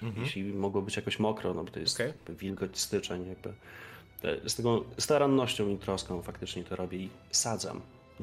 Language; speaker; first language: Polish; native; Polish